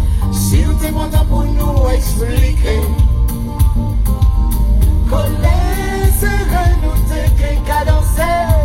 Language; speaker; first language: French; native; French